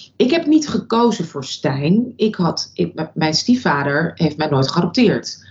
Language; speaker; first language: Dutch; early bilingual, other home language; Russian